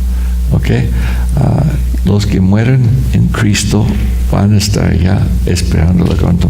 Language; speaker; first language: Spanish; non-native, fluent; English